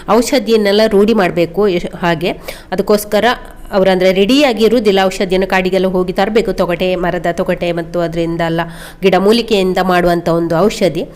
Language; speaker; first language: Kannada; native; Kannada